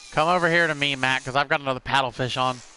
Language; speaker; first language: English; native; English